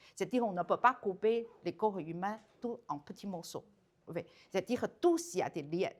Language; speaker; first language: French; non-native, learner; Chinese